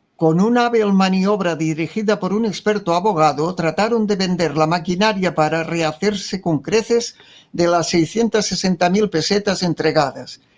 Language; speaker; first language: Spanish; non-native, local second language; Catalan